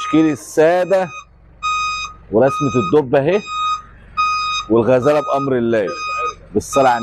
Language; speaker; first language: Arabic; native; Arabic